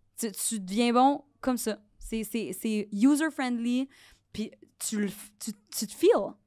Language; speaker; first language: French; native; French